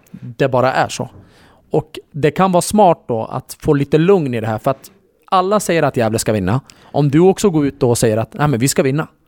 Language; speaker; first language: Swedish; early bilingual, other home language; Kurdish